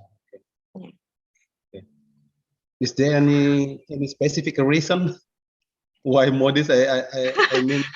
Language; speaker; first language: English; non-native, fluent; Indonesian